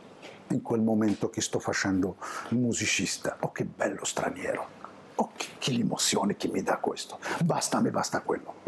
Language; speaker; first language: Italian; non-native, fluent; Arabic